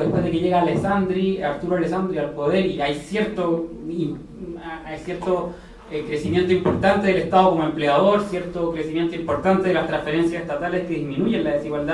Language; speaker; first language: Spanish; native; Spanish